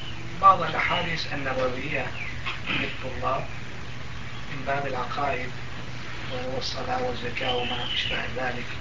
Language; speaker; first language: Arabic; non-native, fluent; Turkish